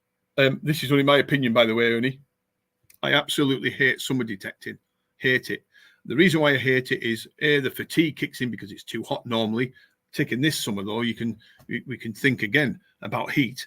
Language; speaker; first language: English; native; English